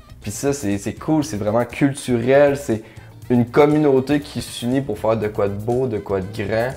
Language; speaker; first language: French; native; French